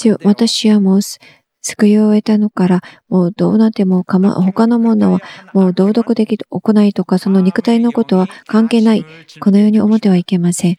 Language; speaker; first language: Japanese; non-native, fluent; Korean